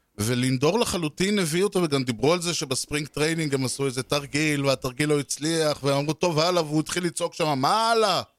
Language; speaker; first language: Hebrew; native; Hebrew